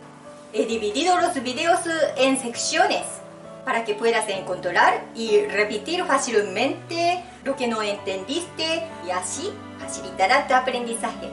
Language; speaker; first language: Spanish; non-native, fluent; Japanese